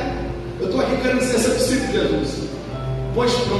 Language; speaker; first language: Portuguese; native; Portuguese